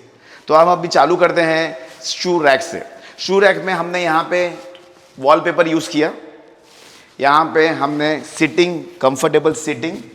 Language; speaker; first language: Hindi; non-native, local second language; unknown